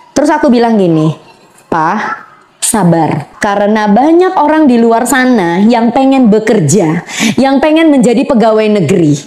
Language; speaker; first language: Indonesian; native; Indonesian